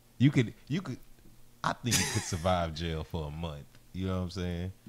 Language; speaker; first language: English; native; English